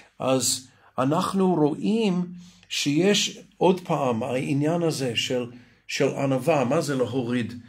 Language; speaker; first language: Hebrew; non-native, fluent; Russian